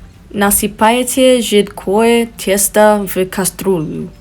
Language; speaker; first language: Russian; non-native, learner; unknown